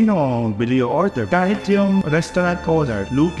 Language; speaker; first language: Filipino; non-native, learner; Arabic